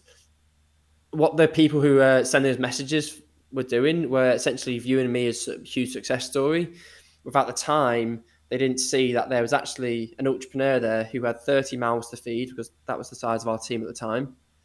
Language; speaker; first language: English; native; English